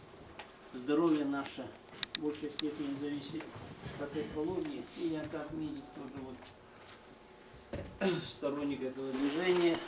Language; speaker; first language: Russian; non-native, local second language; Yakut